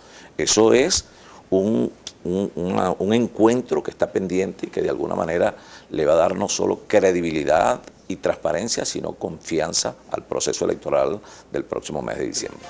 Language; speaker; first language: Spanish; native; Spanish